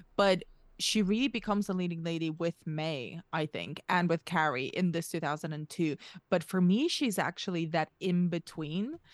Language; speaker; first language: English; early bilingual, other home language; Russian